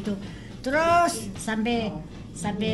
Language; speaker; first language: Indonesian; non-native, local second language; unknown